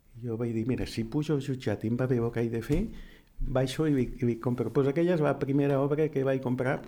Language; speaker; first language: Catalan; native; Catalan